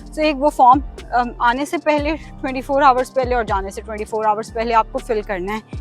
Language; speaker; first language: Urdu; native; Urdu